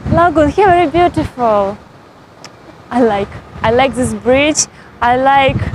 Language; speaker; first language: English; non-native, learner; Ukrainian